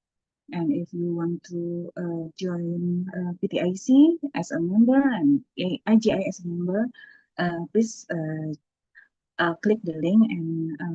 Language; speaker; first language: English; non-native, learner; Indonesian